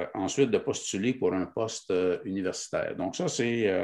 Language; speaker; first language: French; native; French